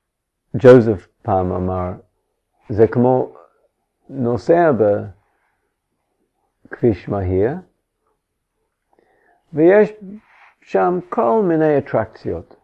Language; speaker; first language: Hebrew; non-native, fluent; English